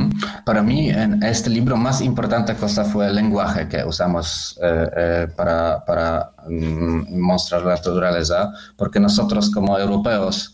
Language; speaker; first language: Spanish; non-native, learner; Polish